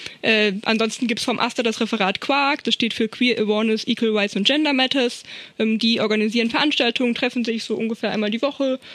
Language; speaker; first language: German; native; German